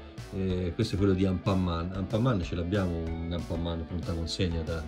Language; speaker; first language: Italian; native; Italian